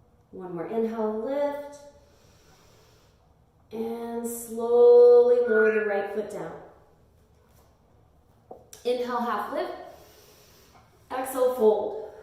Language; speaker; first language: English; native; English